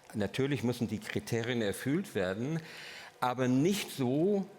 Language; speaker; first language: German; non-native, fluent; English